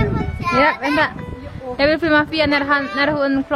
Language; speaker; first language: Swedish; non-native, fluent; Indonesian